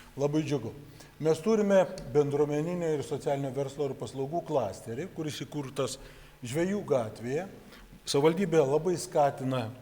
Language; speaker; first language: Lithuanian; native; Lithuanian